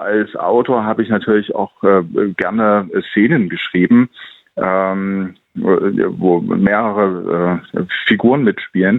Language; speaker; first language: German; native; German